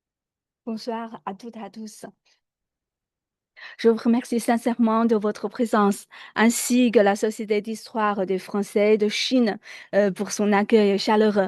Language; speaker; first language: French; non-native, fluent; Chinese